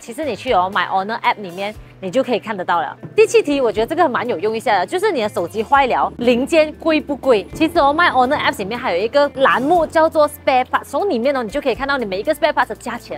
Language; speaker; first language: Chinese; native; Chinese